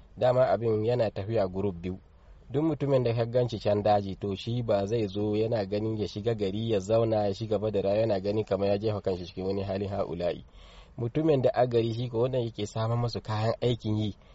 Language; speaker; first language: Hausa; non-native, local second language; Fula